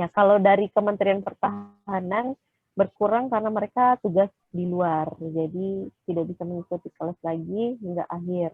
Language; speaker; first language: Indonesian; native; Indonesian